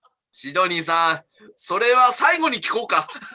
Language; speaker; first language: Japanese; native; Japanese